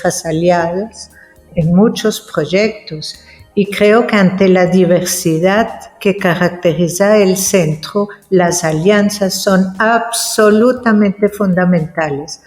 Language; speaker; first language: Spanish; non-native, fluent; French